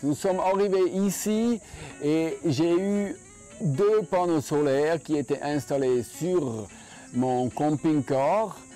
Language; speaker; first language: French; non-native, fluent; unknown